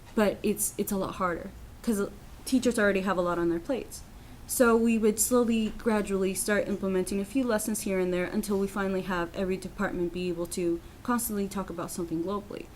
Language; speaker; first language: English; non-native, fluent; Spanish